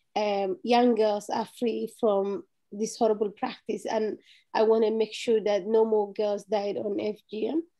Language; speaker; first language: English; non-native, fluent; Somali